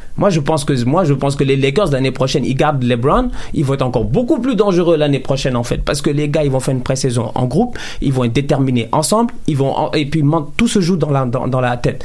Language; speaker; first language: French; non-native, local second language; Wolof